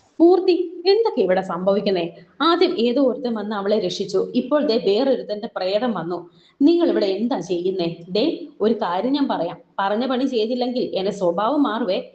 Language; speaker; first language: Malayalam; native; Malayalam